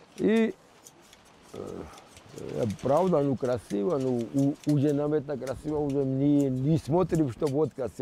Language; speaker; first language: Russian; non-native, local second language; Georgian